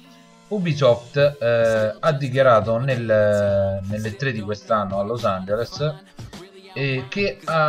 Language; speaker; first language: Italian; native; Italian